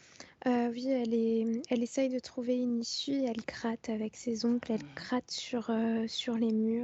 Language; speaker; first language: French; native; French